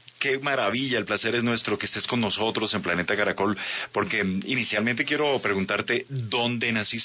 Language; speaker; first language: Spanish; native; Spanish